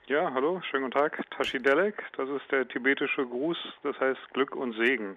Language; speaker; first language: German; native; German